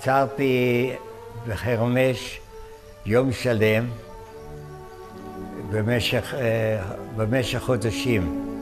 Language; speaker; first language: Hebrew; non-native, fluent; German